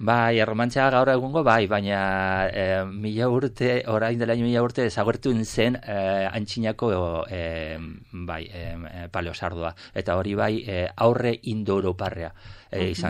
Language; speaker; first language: Basque; non-native, local second language; Spanish